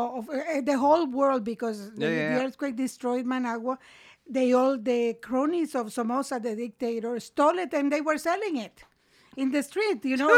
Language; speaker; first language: English; non-native, fluent; Spanish